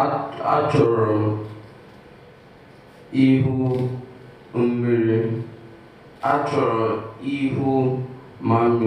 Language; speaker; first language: Igbo; non-native, learner; English